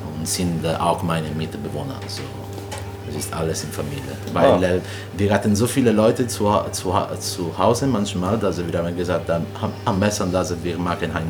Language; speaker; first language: German; non-native, learner; Italian